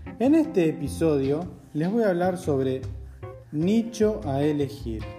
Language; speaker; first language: Spanish; native; Spanish